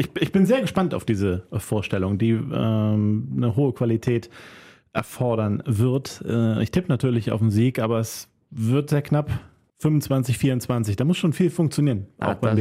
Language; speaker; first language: German; native; German